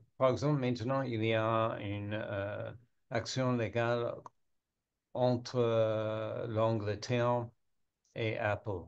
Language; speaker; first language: French; non-native, learner; English